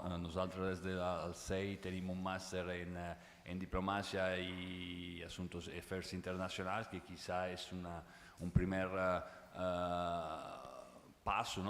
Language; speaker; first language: Catalan; non-native, fluent; Italian